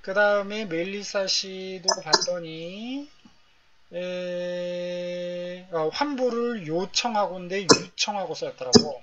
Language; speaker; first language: Korean; native; Korean